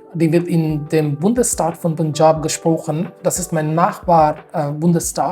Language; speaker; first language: German; non-native, fluent; Haryanvi